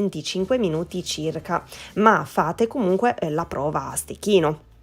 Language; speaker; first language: Italian; native; Italian